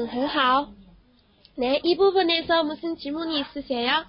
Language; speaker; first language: Korean; non-native, fluent; Chinese